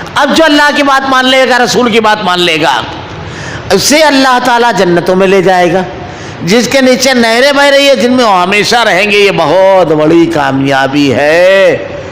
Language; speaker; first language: Urdu; native; Urdu